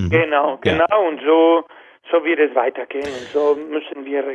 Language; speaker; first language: German; non-native, learner; Spanish